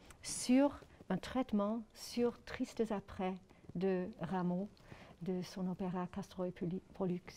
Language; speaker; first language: French; non-native, fluent; English